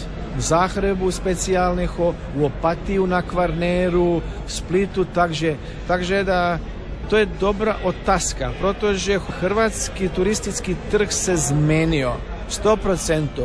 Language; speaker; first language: Slovak; non-native, learner; Croatian